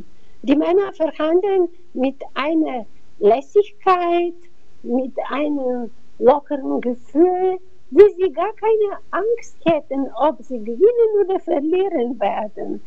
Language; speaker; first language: German; non-native, fluent; Bulgarian